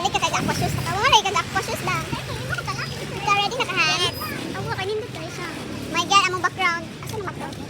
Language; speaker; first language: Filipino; non-native, local second language; Cebuano